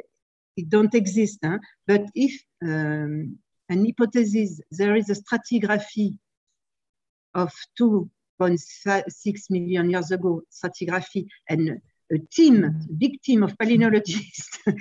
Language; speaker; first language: English; non-native, fluent; French